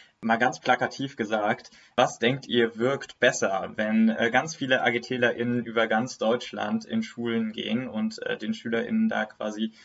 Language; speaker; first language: German; native; German